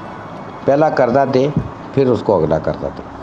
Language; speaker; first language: Urdu; native; Urdu